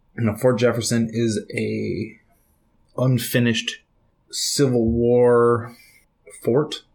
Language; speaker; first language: English; native; English